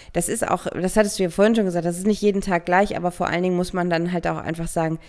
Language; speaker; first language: German; native; German